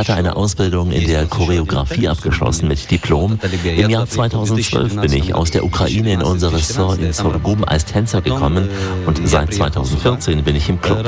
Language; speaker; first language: German; native; German